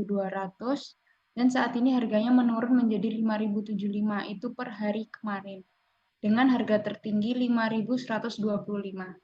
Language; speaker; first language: Indonesian; native; Indonesian